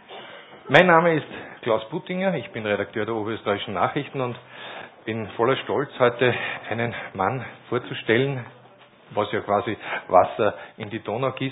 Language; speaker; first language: German; native; German